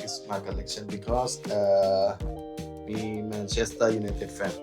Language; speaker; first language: English; non-native, learner; Thai